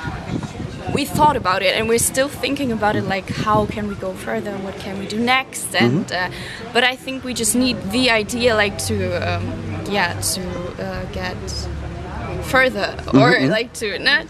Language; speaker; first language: English; non-native, fluent; German